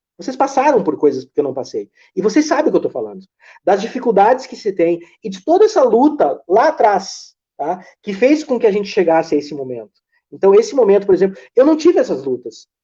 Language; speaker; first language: Portuguese; native; Portuguese